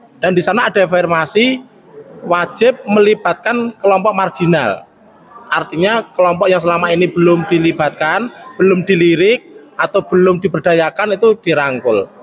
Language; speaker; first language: Indonesian; native; Indonesian